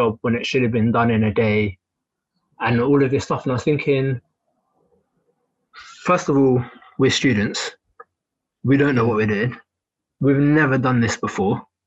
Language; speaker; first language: English; native; English